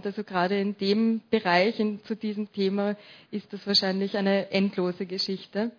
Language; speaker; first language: German; native; German